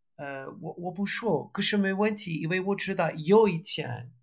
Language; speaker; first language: Chinese; non-native, learner; French